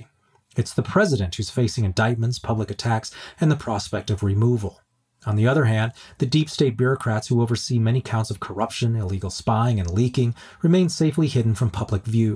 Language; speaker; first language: English; native; English